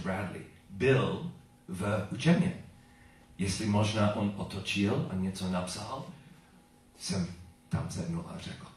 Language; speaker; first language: Czech; non-native, learner; English